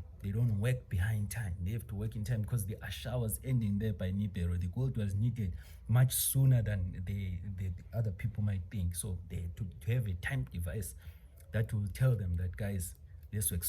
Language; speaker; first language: English; non-native, local second language; Xhosa